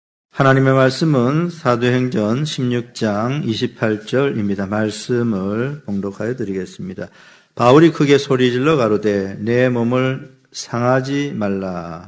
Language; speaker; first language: Korean; native; Korean